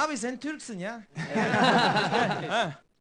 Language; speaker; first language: Turkish; non-native, learner; Spanish